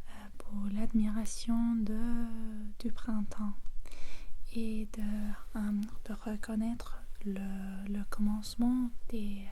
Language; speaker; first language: French; non-native, fluent; English